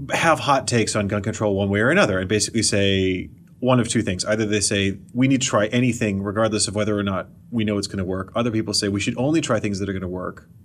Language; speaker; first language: English; native; English